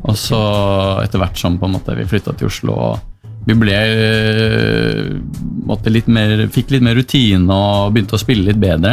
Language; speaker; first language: Norwegian; native; Norwegian